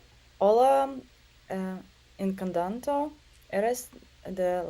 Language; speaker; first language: Spanish; non-native, learner; Russian